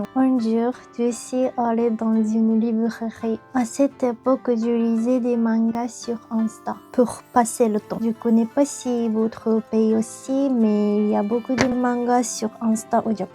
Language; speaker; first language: French; non-native, learner; Japanese